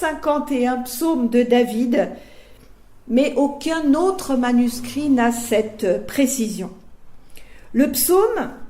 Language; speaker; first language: French; native; French